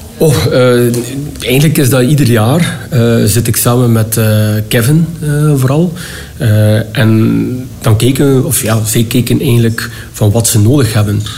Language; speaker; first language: Dutch; native; Dutch